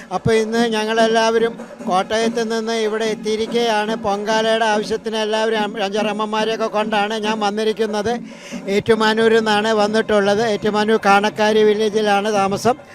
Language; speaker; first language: Malayalam; native; Malayalam